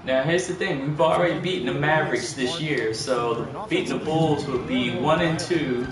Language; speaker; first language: English; native; English